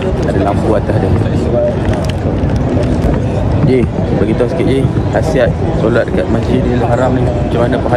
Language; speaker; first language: Malay; native; Malay